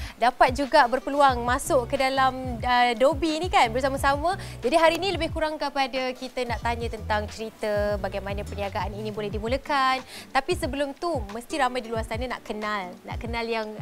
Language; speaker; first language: Malay; native; Malay